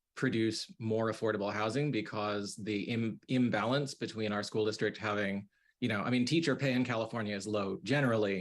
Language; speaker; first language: English; native; English